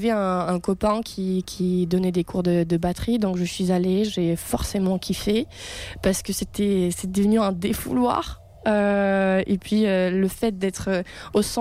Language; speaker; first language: French; non-native, fluent; Russian